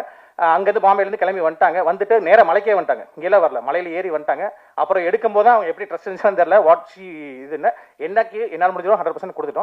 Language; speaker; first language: Tamil; native; Tamil